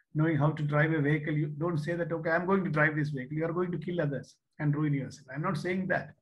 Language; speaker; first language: English; non-native, local second language; Malayalam